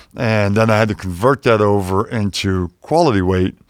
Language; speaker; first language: English; native; English